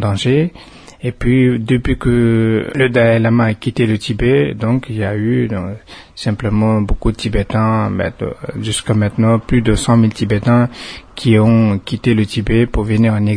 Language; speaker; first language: French; non-native, fluent; Tibetan